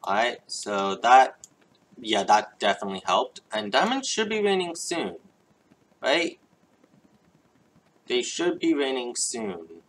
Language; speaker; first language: English; native; English